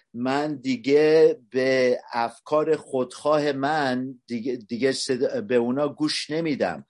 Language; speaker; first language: Persian; early bilingual, heritage; Persian